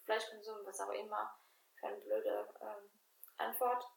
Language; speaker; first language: German; non-native, fluent; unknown